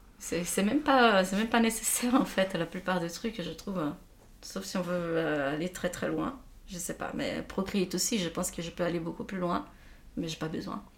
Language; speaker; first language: French; non-native, fluent; Portuguese